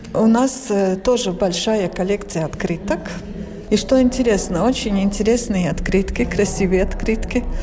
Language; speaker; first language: Russian; non-native, local second language; Latvian